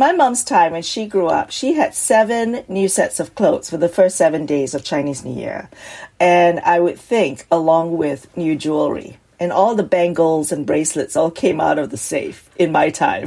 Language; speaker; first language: English; native; English